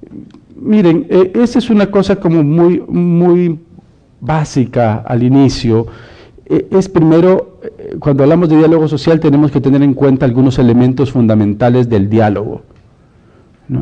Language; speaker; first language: Spanish; native; Spanish